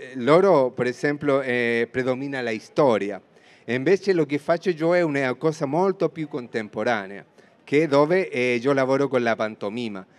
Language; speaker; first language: Italian; non-native, fluent; Spanish